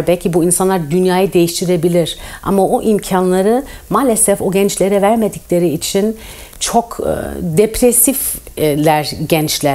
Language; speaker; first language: Turkish; early bilingual, heritage; Turkish